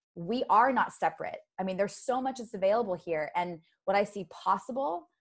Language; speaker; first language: English; native; English